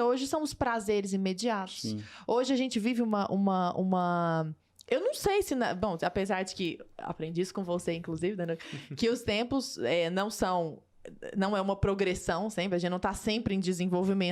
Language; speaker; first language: Portuguese; native; Portuguese